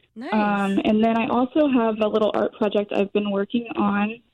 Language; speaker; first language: English; native; English